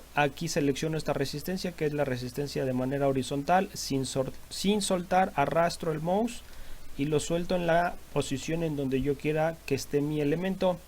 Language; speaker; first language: Spanish; native; Spanish